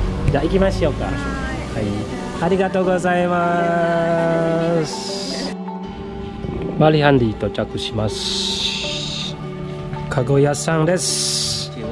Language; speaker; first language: Japanese; non-native, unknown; Balinese